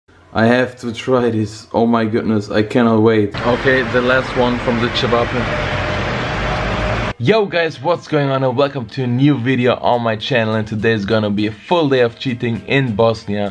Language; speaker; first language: English; non-native, learner; Bosnian